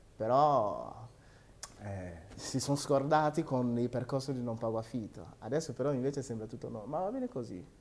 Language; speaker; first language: Italian; early bilingual, other home language; Akan